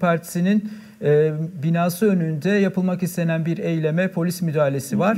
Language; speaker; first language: Turkish; native; Turkish